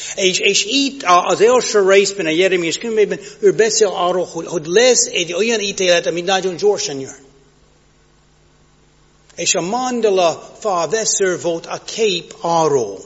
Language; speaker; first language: Hungarian; non-native, fluent; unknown